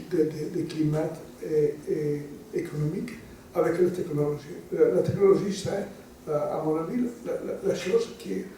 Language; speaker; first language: French; non-native, learner; Italian